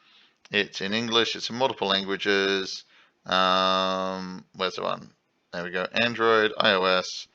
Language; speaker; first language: English; native; English